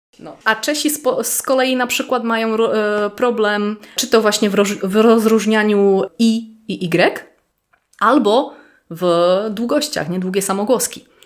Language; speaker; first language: Polish; native; Polish